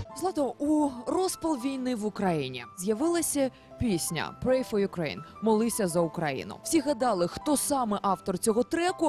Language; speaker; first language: Ukrainian; native; Ukrainian